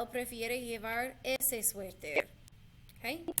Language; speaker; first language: Spanish; non-native, fluent; English